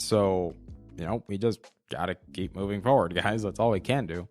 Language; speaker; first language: English; native; English